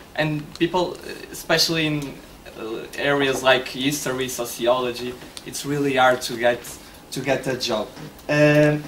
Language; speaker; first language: English; non-native, learner; Portuguese